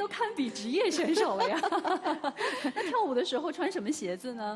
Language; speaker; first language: Chinese; native; Chinese